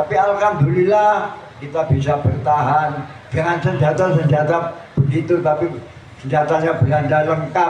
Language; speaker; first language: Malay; non-native, local second language; Javanese